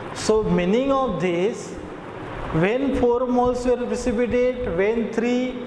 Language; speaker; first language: English; non-native, local second language; Marathi